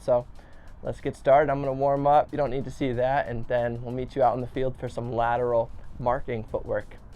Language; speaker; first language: English; native; English